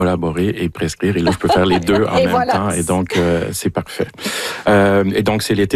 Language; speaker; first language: French; native; French